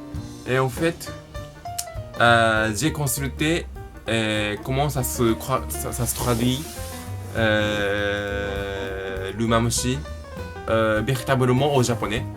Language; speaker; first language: French; non-native, learner; Japanese